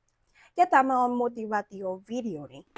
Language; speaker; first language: Finnish; non-native, learner; Vietnamese